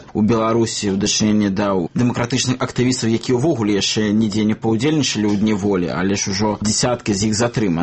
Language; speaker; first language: Belarusian; native; Belarusian